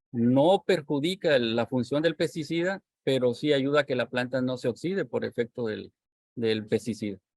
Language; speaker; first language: Spanish; native; Spanish